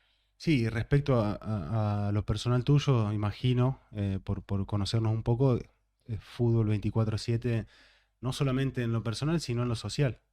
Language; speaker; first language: Spanish; native; Spanish